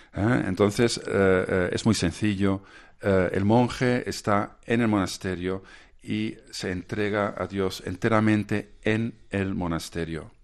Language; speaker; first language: Spanish; non-native, fluent; Dutch